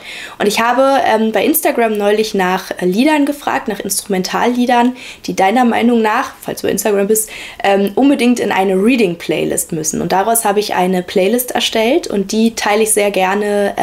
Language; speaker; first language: German; native; German